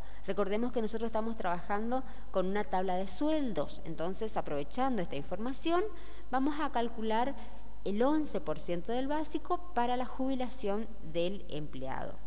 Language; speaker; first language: Spanish; native; Spanish